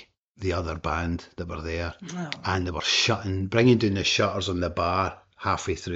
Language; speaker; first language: English; native; English